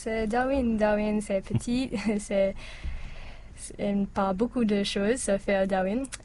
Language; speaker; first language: French; non-native, learner; English